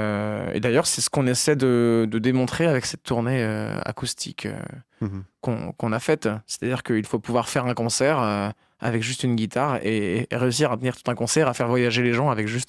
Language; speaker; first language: French; native; French